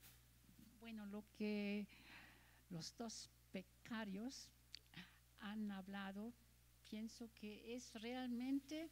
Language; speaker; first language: Spanish; non-native, fluent; German